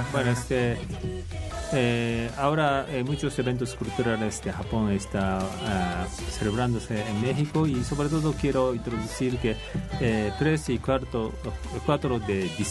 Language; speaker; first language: Spanish; non-native, fluent; Japanese